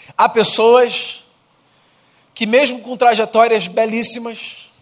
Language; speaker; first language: Portuguese; native; Portuguese